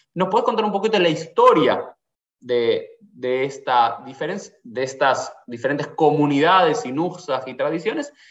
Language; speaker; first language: Spanish; native; Spanish